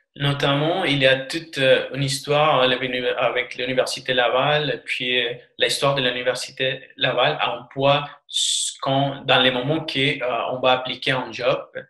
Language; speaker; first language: French; non-native, fluent; Spanish